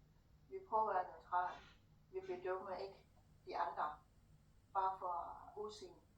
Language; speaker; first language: Danish; non-native, fluent; Thai